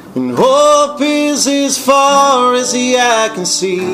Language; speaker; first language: English; native; English